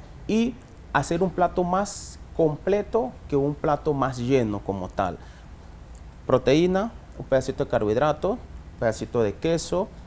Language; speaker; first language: Spanish; native; Spanish